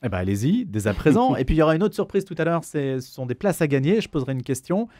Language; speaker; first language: French; native; French